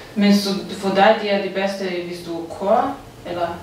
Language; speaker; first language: Danish; non-native, learner; Serbian